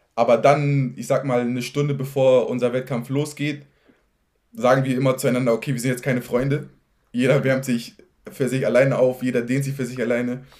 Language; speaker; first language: German; native; German